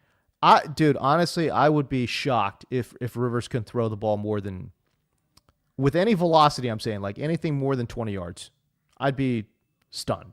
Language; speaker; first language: English; native; English